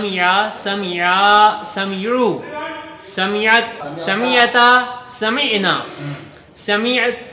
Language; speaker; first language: Arabic; non-native, learner; Urdu